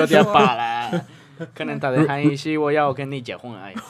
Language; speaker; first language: Chinese; non-native, fluent; Spanish